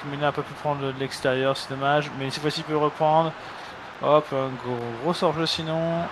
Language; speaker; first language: French; native; French